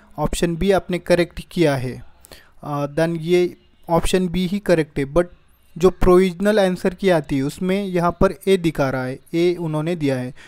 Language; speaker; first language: Hindi; native; Hindi